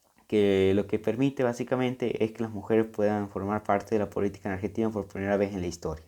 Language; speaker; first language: Spanish; native; Spanish